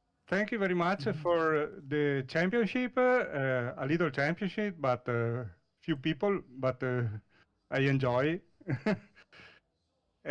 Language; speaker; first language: English; non-native, learner; Italian